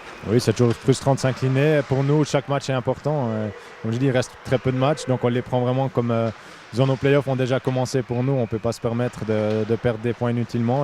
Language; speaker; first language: French; native; French